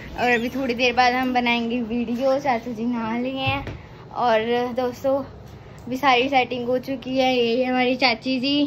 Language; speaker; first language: Hindi; non-native, local second language; Punjabi